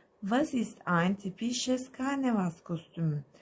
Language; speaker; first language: German; non-native, fluent; Turkish